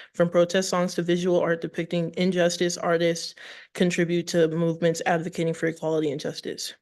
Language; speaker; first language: English; native; English